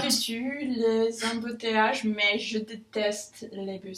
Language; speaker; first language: French; non-native, learner; English